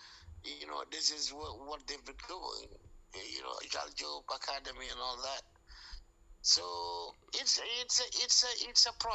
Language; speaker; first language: English; non-native, local second language; Wolof